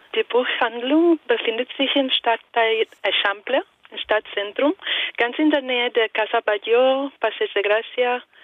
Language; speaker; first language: German; non-native, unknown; Italian